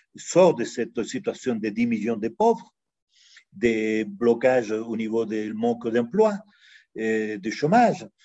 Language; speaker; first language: French; non-native, fluent; Spanish